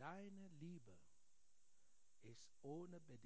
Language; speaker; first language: German; non-native, learner; English